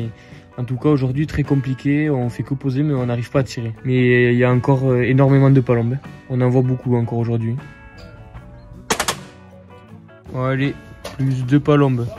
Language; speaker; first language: French; native; French